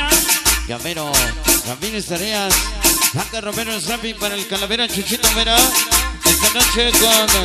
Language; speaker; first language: Spanish; native; Spanish